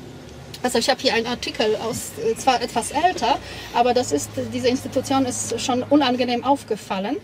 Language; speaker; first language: German; non-native, fluent; Polish